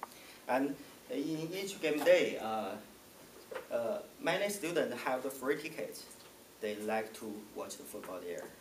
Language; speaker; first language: English; non-native, learner; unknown